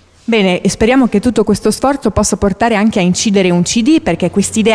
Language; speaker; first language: Italian; native; Italian